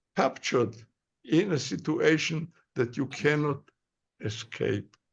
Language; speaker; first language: English; non-native, fluent; Hebrew